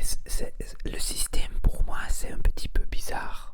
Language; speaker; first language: French; non-native, learner; Spanish